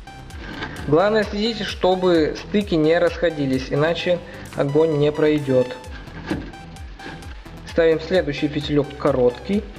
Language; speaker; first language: Russian; native; Russian